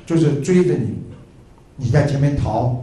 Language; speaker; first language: Chinese; native; Chinese